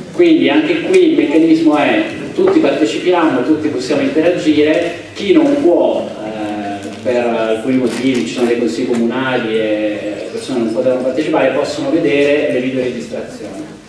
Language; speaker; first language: Italian; native; Italian